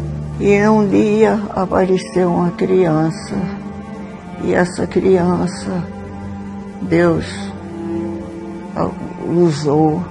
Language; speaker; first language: Portuguese; early bilingual, other home language; Swedish